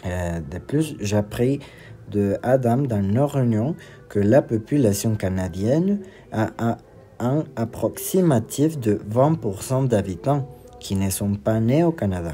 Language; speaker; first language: French; non-native, learner; Spanish